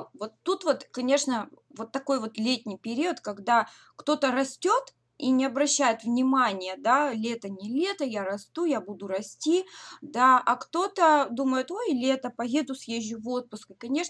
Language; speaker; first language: Russian; native; Russian